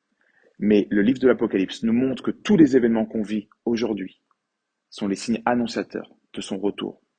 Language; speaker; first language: French; native; French